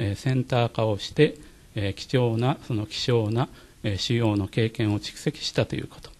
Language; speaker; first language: Japanese; native; Japanese